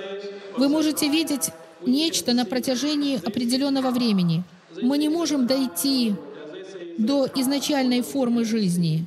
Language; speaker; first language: Russian; native; Russian